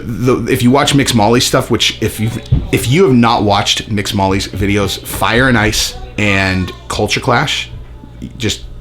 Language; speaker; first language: English; native; English